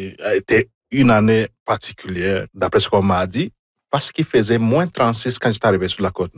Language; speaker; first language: French; non-native, fluent; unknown